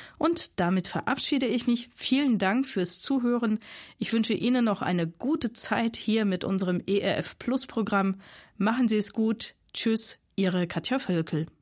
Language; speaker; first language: German; native; German